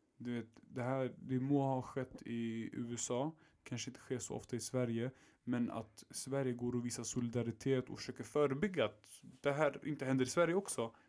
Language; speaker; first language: Swedish; early bilingual, other home language; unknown